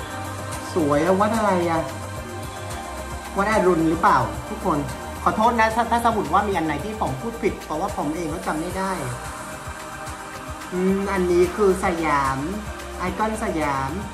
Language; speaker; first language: Thai; non-native, fluent; Vietnamese